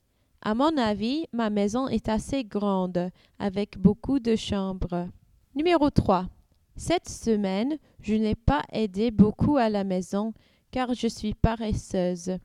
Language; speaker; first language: French; non-native, learner; English